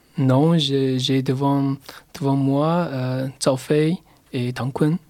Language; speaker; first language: French; non-native, fluent; Chinese